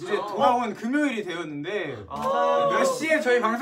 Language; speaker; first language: Korean; native; Korean